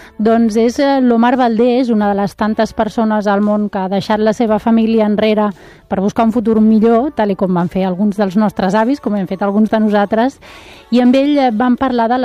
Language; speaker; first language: Catalan; native; Catalan